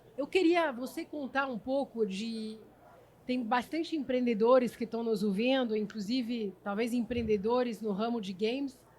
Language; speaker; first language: Portuguese; non-native, fluent; French